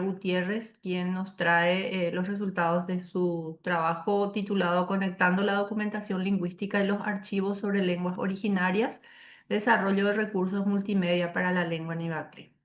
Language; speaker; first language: Spanish; native; Spanish